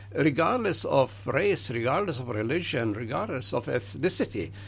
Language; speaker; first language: English; non-native, fluent; Arabic